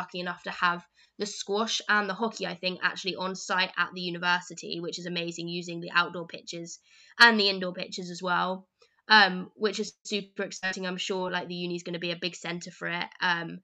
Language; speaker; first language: English; native; English